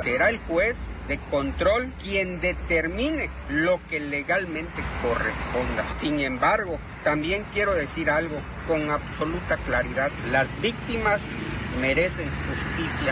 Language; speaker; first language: Spanish; native; Spanish